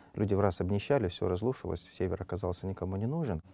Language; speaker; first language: Russian; native; Russian